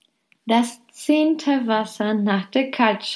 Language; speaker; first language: German; non-native, fluent; Polish